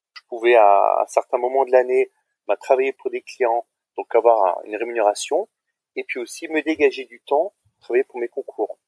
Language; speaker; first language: French; native; French